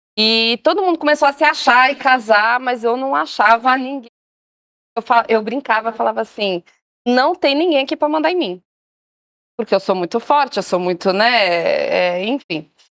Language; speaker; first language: Portuguese; native; Portuguese